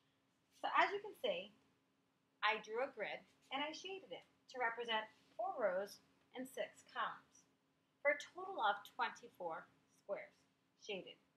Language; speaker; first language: English; native; English